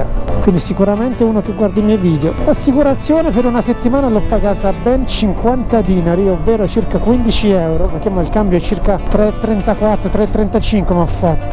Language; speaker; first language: Italian; native; Italian